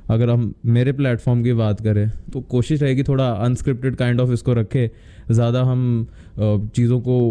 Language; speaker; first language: Hindi; native; Hindi